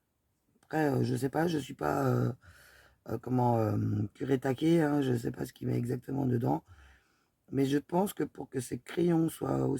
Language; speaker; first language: French; native; French